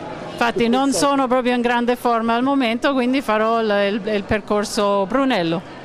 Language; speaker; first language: Italian; native; Italian